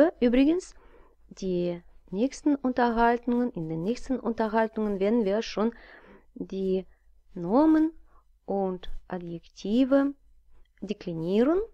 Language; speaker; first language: German; non-native, fluent; Russian